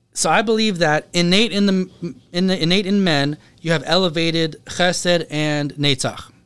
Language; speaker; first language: English; native; English